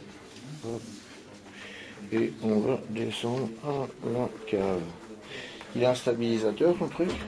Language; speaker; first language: French; native; French